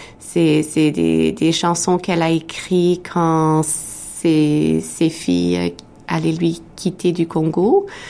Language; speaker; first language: French; native; French